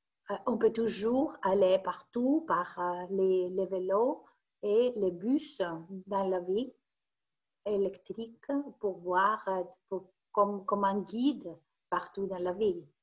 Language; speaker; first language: French; non-native, fluent; Greek